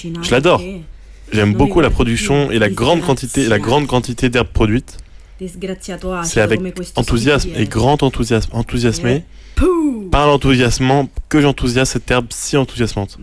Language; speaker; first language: French; native; French